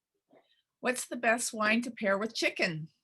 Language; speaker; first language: English; native; English